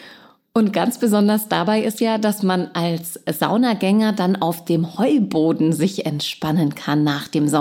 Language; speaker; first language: German; native; German